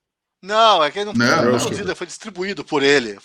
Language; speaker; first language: Portuguese; native; Portuguese